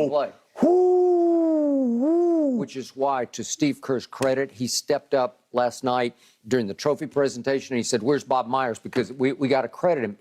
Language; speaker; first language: English; native; English